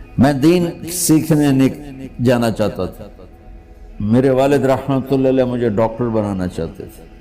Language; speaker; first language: Urdu; non-native, local second language; Punjabi